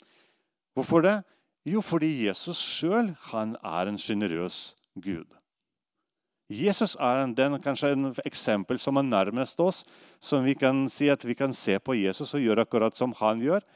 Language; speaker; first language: Swedish; non-native, fluent; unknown